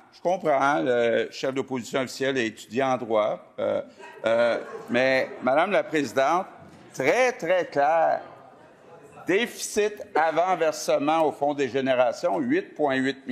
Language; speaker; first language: French; native; French